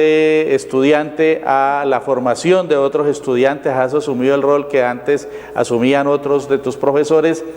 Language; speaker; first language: Spanish; native; Spanish